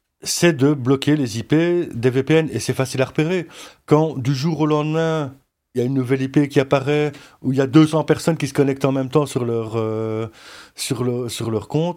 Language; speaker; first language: French; native; French